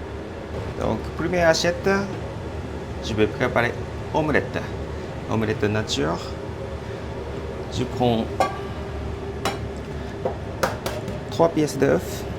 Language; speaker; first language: French; non-native, fluent; Japanese